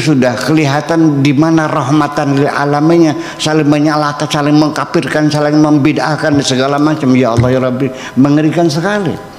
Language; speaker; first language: Indonesian; native; Indonesian